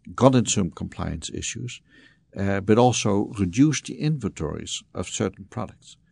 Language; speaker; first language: English; non-native, fluent; Dutch